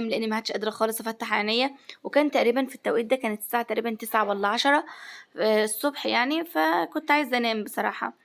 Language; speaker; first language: Arabic; native; Arabic